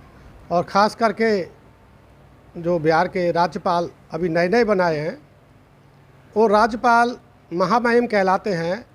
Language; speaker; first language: Hindi; native; Hindi